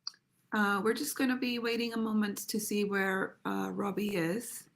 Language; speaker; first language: English; native; English